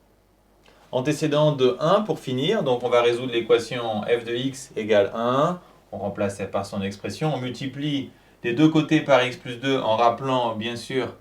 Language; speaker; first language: French; native; French